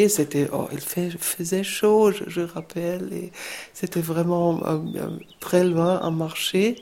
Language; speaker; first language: French; non-native, fluent; German